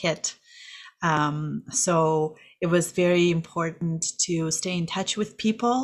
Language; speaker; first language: English; non-native, fluent; Kazakh